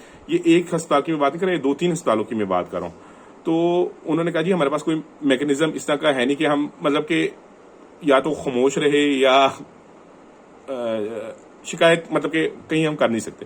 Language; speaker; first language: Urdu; non-native, local second language; Punjabi